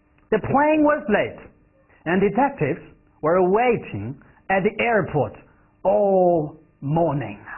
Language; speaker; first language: English; non-native, fluent; Chinese